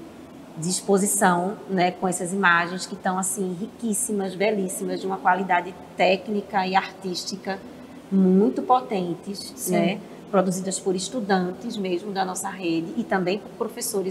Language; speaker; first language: Portuguese; native; Portuguese